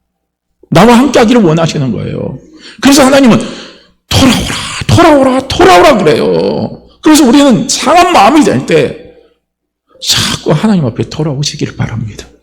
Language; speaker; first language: Korean; native; Korean